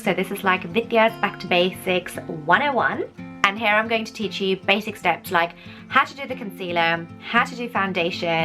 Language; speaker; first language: English; native; English